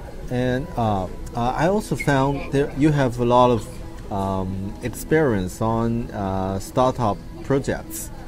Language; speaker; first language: English; non-native, fluent; Chinese